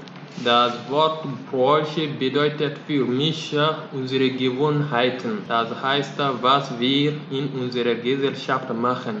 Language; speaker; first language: German; non-native, fluent; Fula